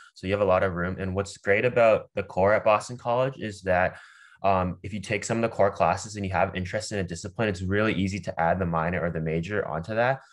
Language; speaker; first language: English; native; English